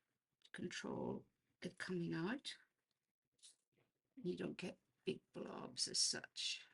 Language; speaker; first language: English; native; English